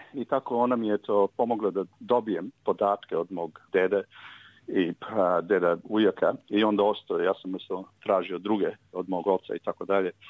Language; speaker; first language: Serbian; early bilingual, heritage; Serbian